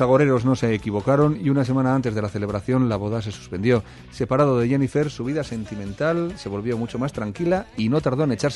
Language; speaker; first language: Spanish; native; Spanish